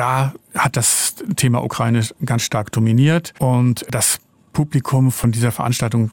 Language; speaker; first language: German; native; German